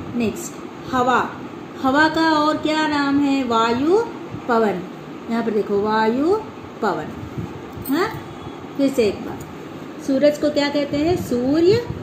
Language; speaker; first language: Hindi; non-native, local second language; Telugu